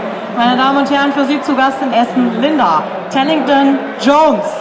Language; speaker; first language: German; native; German